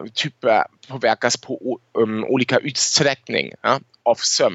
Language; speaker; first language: Swedish; non-native, fluent; German